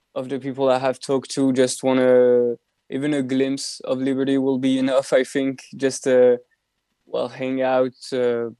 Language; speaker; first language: English; non-native, fluent; French